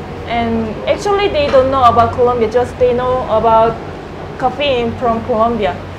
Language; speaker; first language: English; non-native, learner; Korean